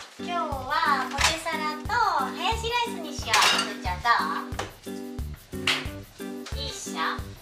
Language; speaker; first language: Japanese; native; Japanese